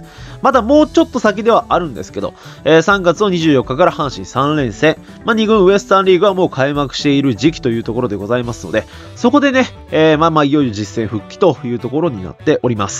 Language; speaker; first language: Japanese; native; Japanese